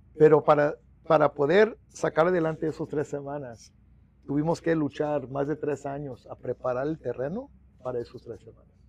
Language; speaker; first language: Spanish; early bilingual, heritage; Spanish